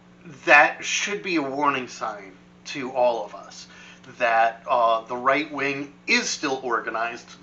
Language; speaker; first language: English; native; English